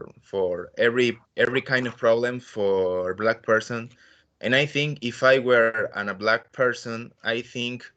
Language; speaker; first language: English; non-native, learner; Spanish